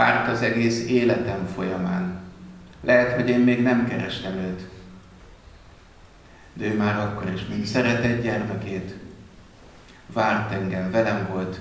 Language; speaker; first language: Hungarian; native; Hungarian